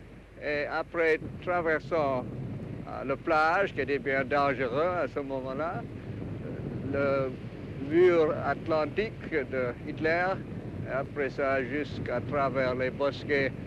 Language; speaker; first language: French; non-native, fluent; English